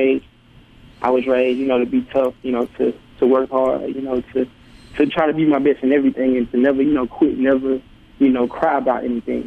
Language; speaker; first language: English; native; English